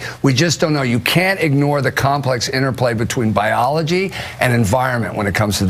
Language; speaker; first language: English; native; English